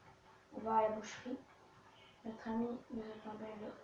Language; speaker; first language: French; native; French